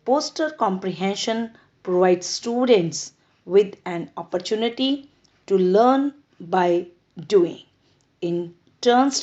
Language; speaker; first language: English; non-native, local second language; Punjabi